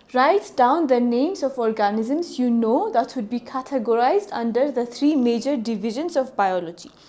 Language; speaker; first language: English; non-native, local second language; Amharic